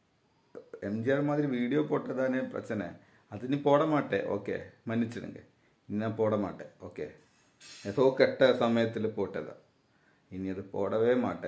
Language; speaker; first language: Tamil; non-native, learner; Malayalam